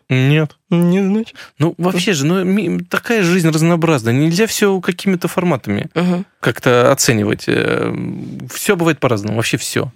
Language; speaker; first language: Russian; native; Russian